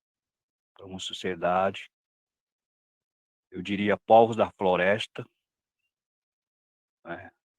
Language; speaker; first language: Portuguese; non-native, local second language; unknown